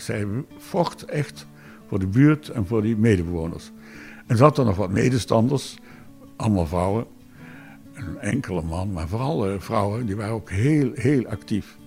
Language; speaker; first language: Dutch; native; Dutch